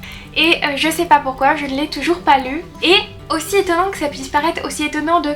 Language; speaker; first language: French; native; French